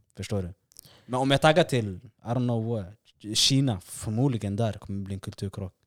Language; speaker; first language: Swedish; early bilingual, other home language; Somali